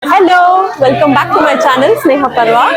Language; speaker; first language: Kannada; native; Kannada